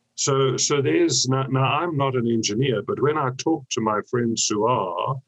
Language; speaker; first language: English; native; English